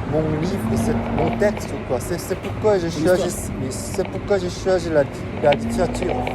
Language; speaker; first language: French; non-native, fluent; Korean